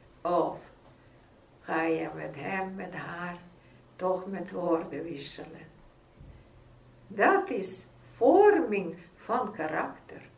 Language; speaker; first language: Dutch; non-native, fluent; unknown